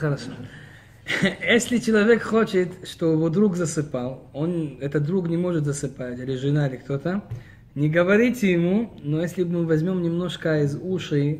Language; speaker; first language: Russian; early bilingual, heritage; Russian